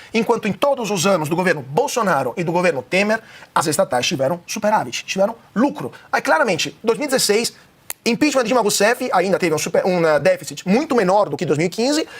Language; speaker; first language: Portuguese; non-native, fluent; Italian